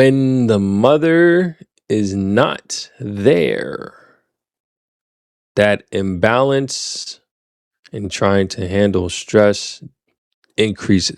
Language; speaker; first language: English; native; English